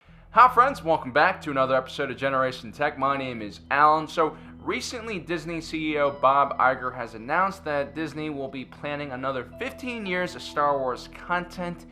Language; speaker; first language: English; native; English